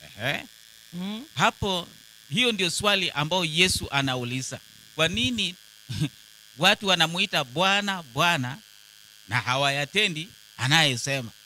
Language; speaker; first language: Swahili; non-native, local second language; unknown